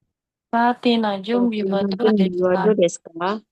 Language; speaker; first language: Japanese; non-native, learner; Indonesian